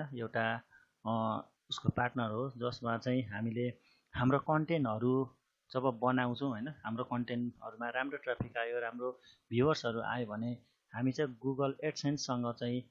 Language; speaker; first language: Nepali; native; Nepali